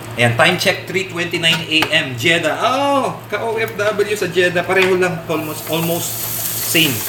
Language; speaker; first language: Filipino; non-native, local second language; Pampanga